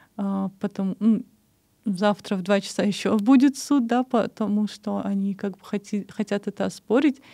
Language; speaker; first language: Russian; non-native, local second language; Kyrgyz